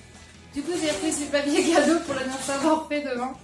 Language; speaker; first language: French; native; French